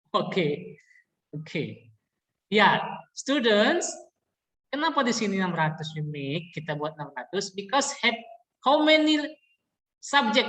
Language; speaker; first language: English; non-native, learner; Indonesian